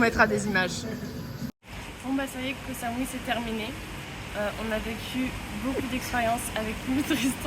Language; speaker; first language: French; native; French